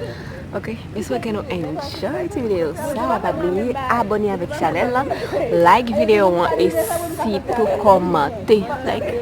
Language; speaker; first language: French; non-native, local second language; Haitian Creole